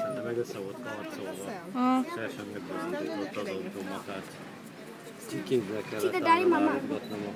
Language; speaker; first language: Hungarian; native; Hungarian